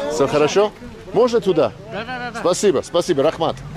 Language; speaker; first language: Russian; non-native, learner; English